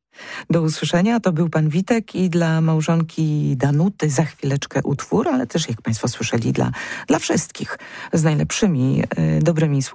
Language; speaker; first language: Polish; native; Polish